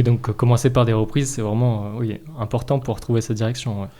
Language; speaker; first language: French; native; French